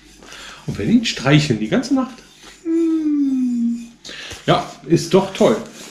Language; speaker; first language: German; native; German